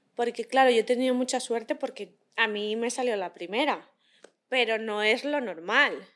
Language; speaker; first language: Spanish; native; Spanish